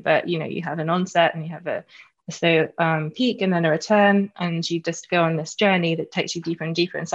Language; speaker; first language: English; native; English